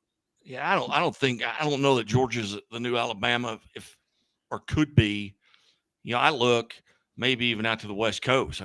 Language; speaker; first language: English; native; English